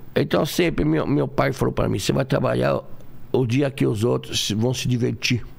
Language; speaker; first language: Portuguese; non-native, fluent; French